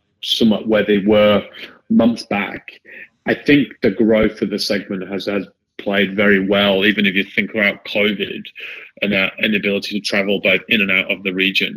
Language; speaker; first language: English; native; English